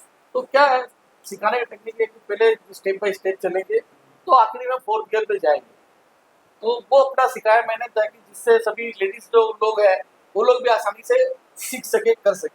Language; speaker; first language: Hindi; native; Hindi